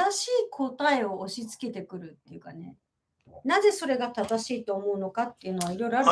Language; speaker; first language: Japanese; native; Japanese